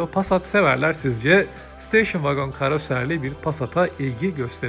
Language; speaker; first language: Turkish; native; Turkish